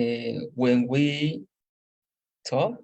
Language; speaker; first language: English; non-native, learner; Spanish